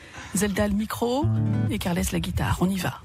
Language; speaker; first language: French; native; French